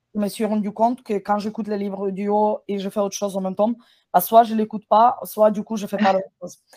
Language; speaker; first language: French; non-native, fluent; Ukrainian